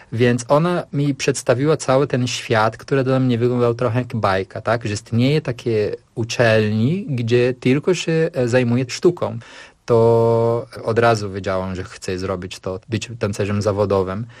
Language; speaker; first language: Polish; early bilingual, heritage; Portuguese